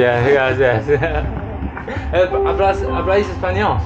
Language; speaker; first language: Spanish; non-native, learner; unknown